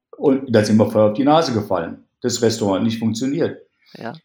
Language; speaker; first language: German; native; German